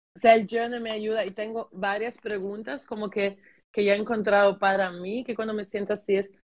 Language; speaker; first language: Spanish; early bilingual, heritage; German